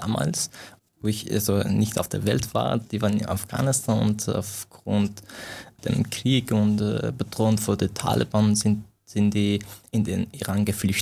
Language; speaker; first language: German; non-native, fluent; Persian